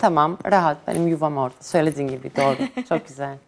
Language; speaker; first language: Turkish; non-native, fluent; Greek